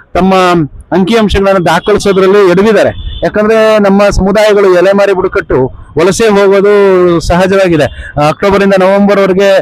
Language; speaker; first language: Kannada; non-native, local second language; Lambadi